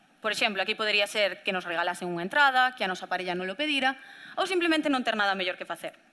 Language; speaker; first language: Galician; native; Galician